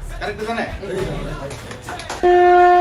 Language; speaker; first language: Kannada; non-native, learner; Malayalam